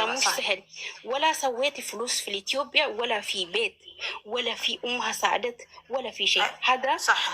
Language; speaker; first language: Arabic; non-native, learner; Oromo